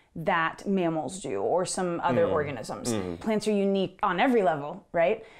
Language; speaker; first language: English; native; English